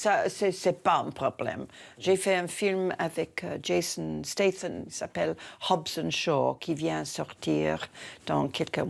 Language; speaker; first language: French; non-native, learner; English